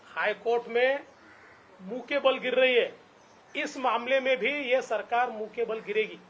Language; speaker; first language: Hindi; non-native, local second language; Marathi